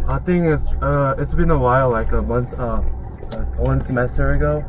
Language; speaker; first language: English; non-native, learner; Korean